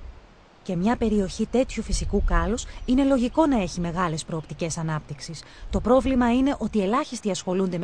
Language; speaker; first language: Greek; native; Greek